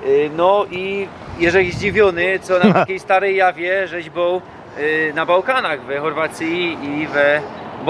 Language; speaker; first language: Polish; non-native, local second language; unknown